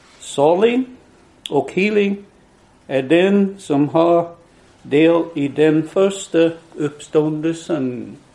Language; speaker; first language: Swedish; non-native, fluent; English